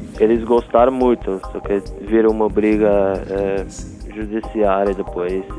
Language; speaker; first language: Portuguese; non-native, fluent; English